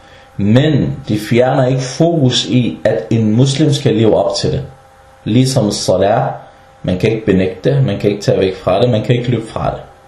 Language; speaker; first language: Danish; early bilingual, other home language; Arabic